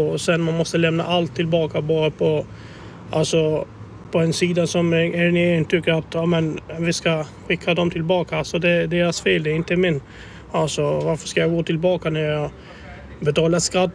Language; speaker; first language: Swedish; non-native, fluent; Albanian